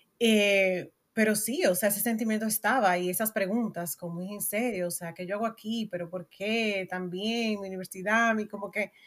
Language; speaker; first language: Spanish; native; Spanish